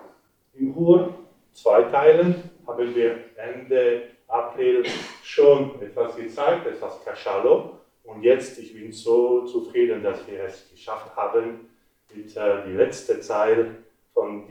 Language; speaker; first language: German; non-native, local second language; French